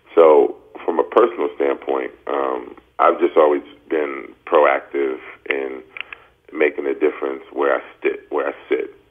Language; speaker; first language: English; native; English